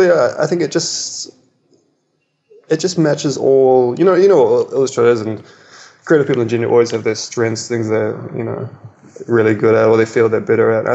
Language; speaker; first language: English; native; English